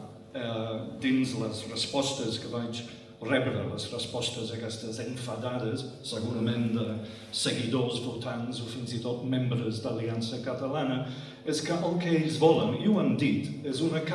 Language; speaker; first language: Catalan; non-native, fluent; English